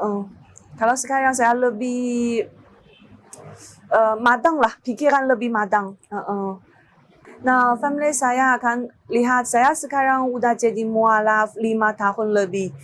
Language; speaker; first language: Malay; non-native, learner; Chinese